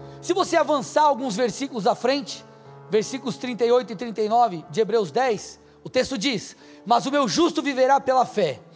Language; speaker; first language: Portuguese; native; Portuguese